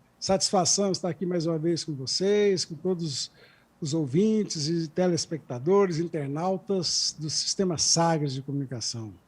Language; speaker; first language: Portuguese; native; Portuguese